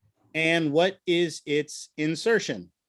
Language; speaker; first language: English; native; English